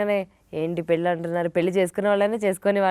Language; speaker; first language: Telugu; native; Telugu